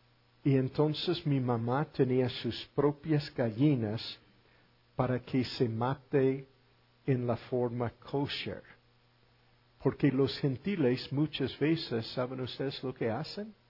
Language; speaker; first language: Spanish; non-native, fluent; English